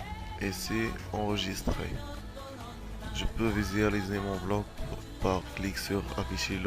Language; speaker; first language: French; non-native, local second language; Arabic